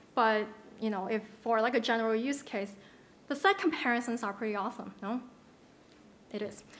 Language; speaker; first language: English; non-native, local second language; Cantonese